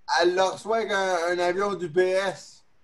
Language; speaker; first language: French; native; French